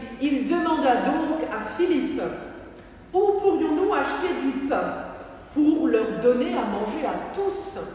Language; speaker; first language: French; native; French